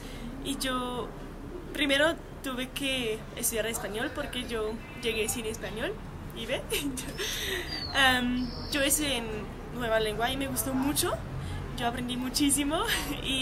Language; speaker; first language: Spanish; non-native, fluent; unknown